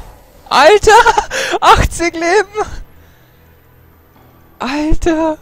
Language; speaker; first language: German; native; German